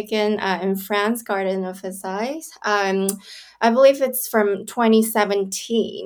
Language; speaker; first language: English; non-native, local second language; Cantonese